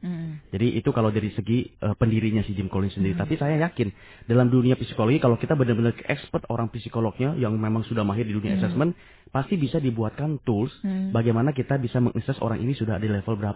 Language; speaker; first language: Indonesian; native; Indonesian